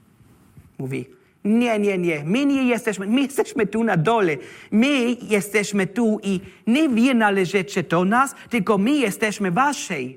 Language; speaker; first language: Polish; non-native, learner; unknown